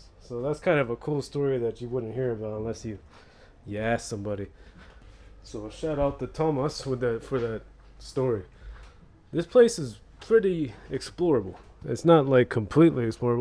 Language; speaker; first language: English; native; English